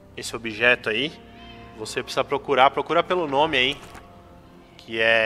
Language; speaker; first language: Portuguese; native; Portuguese